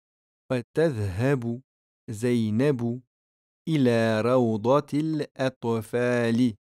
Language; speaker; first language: Arabic; non-native, fluent; French